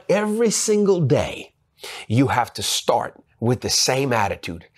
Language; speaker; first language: English; non-native, fluent; Ukrainian